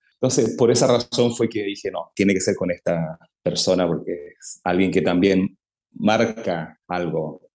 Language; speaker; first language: Spanish; native; Spanish